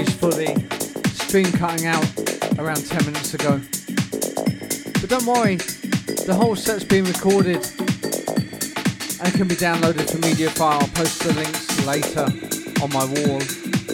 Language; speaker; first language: English; native; English